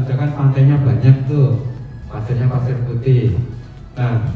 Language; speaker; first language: Indonesian; native; Indonesian